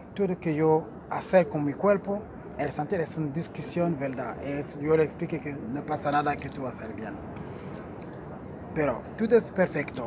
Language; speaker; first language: Spanish; non-native, learner; Portuguese